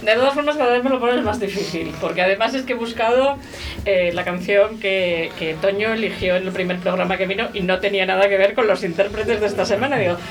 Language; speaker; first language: Spanish; native; Spanish